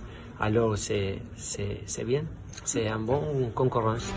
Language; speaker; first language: French; non-native, fluent; Spanish